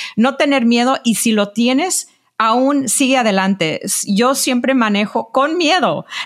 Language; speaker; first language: Spanish; early bilingual, heritage; Spanish